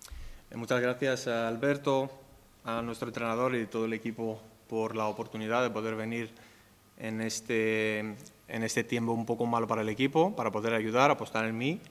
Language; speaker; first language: Spanish; non-native, fluent; Greek